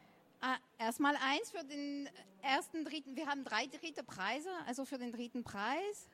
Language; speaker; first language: German; native; German